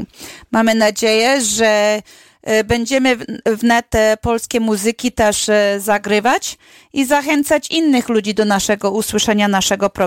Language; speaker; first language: Polish; early bilingual, heritage; English